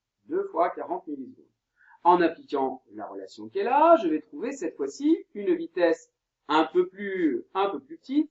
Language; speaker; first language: French; native; French